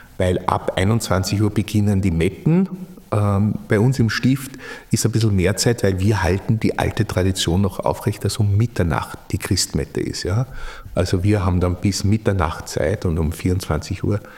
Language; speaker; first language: German; native; German